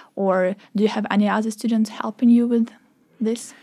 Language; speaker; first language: English; non-native, fluent; Ukrainian